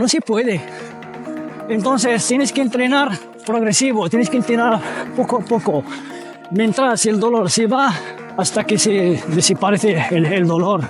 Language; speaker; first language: Spanish; non-native, fluent; Arabic